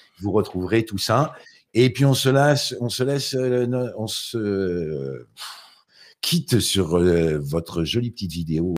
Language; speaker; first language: French; native; French